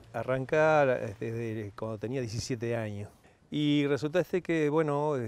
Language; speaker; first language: Spanish; native; Spanish